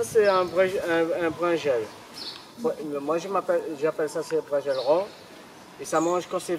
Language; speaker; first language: French; non-native, local second language; Réunion Creole French